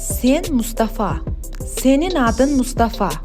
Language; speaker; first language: Turkish; non-native, learner; Uzbek